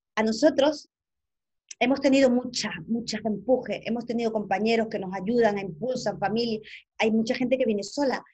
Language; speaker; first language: Spanish; native; Spanish